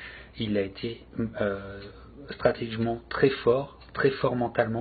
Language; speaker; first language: French; native; French